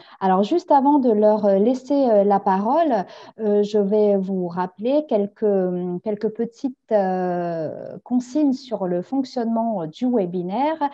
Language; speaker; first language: French; native; French